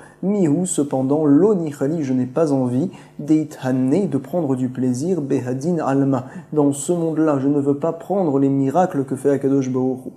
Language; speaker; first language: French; native; French